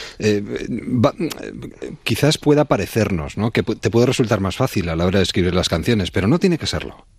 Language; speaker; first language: Spanish; native; Spanish